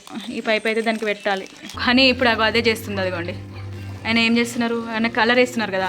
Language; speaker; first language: Telugu; native; Telugu